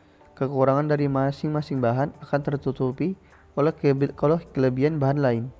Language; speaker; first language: Indonesian; native; Indonesian